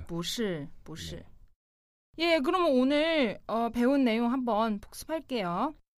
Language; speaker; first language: Korean; non-native, fluent; Chinese